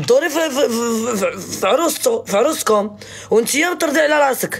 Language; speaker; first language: Arabic; native; Arabic